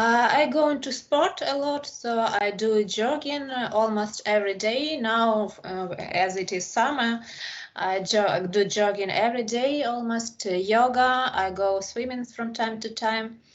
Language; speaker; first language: English; non-native, learner; Ukrainian